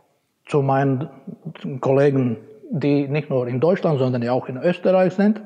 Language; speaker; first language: German; non-native, fluent; Latvian